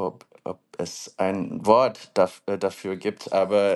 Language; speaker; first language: German; non-native, fluent; English